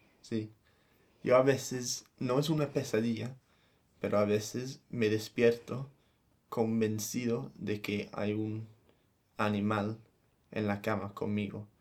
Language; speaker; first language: Spanish; non-native, fluent; English